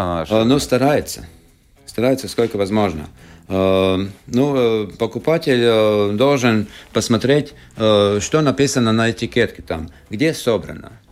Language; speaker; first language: Russian; non-native, local second language; Latvian